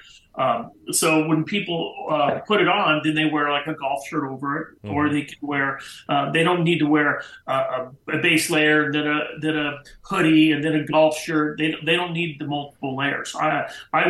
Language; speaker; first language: English; native; English